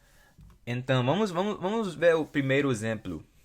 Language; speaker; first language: Portuguese; non-native, fluent; English